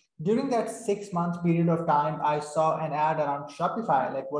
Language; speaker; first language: English; non-native, fluent; Urdu